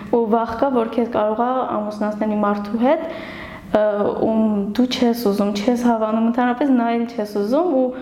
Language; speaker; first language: Armenian; non-native, local second language; Kurdish